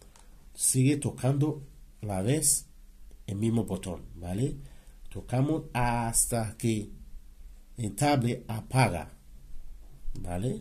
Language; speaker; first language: Spanish; non-native, learner; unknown